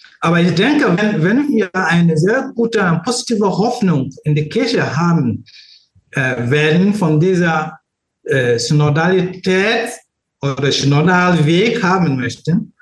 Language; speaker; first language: German; non-native, learner; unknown